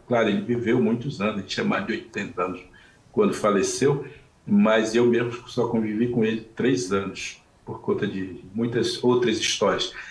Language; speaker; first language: Portuguese; non-native, local second language; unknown